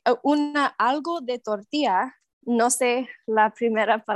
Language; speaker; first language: Spanish; non-native, learner; English